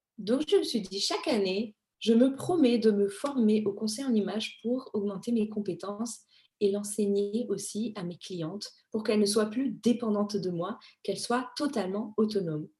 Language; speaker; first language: French; early bilingual, other home language; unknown